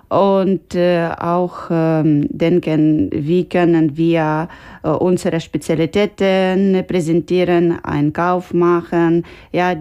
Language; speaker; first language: German; non-native, learner; Ukrainian